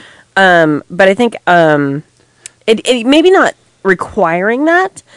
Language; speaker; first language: English; native; English